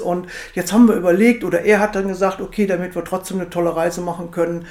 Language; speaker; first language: German; native; German